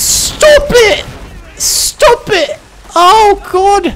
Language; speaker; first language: English; native; English